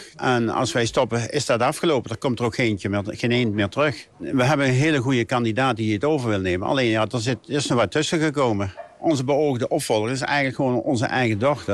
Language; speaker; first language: Dutch; native; Dutch